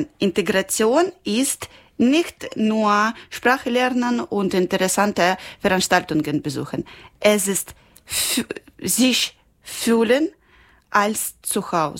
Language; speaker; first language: German; non-native, learner; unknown